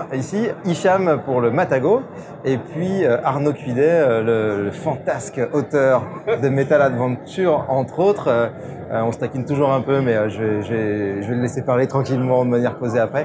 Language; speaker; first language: French; native; French